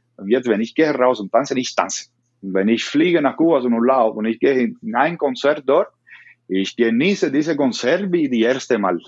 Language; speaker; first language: German; non-native, learner; Spanish